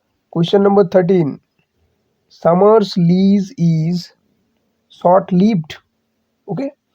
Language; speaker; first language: English; non-native, local second language; Bangla